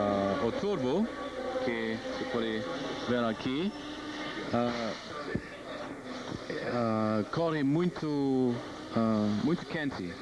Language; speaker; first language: Portuguese; non-native, learner; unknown